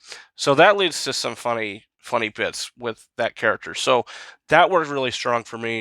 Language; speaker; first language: English; native; English